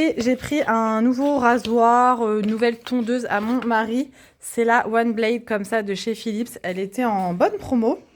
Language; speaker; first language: French; native; French